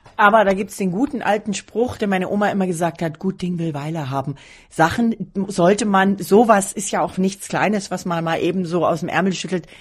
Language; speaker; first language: German; native; German